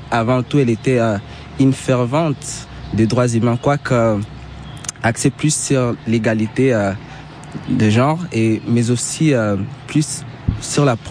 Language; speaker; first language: French; non-native, local second language; Swahili